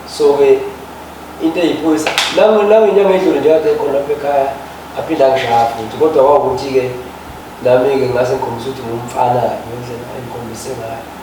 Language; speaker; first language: Zulu; native; Zulu